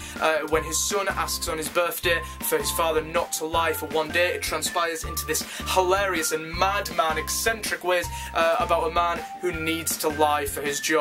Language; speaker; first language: English; native; English